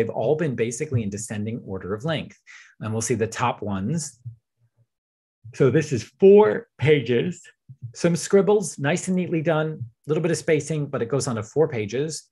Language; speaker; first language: English; native; English